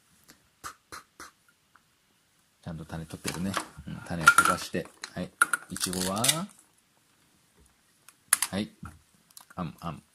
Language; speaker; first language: Japanese; native; Japanese